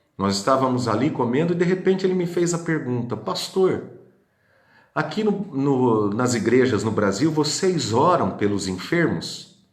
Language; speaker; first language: Portuguese; native; Portuguese